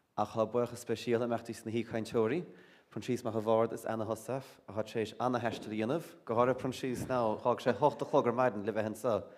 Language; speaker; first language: Irish; native; Irish